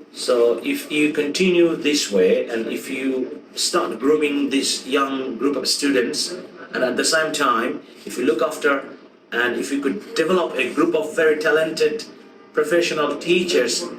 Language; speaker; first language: English; non-native, local second language; Bangla